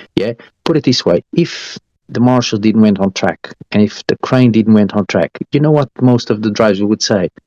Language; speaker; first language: English; non-native, fluent; Portuguese